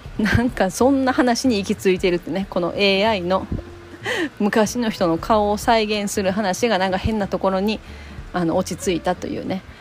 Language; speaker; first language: Japanese; native; Japanese